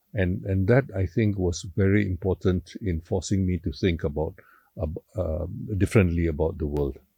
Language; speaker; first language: English; non-native, local second language; Tamil